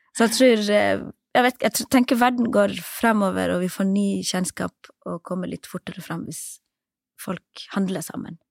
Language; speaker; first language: Norwegian; early bilingual, other home language; Somali